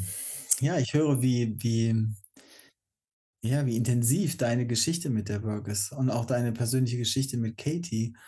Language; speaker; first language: German; native; German